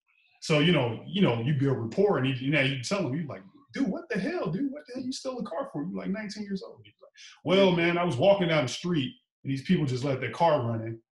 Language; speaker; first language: English; native; English